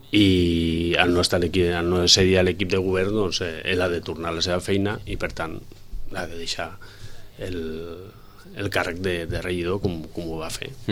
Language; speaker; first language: Catalan; non-native, local second language; Spanish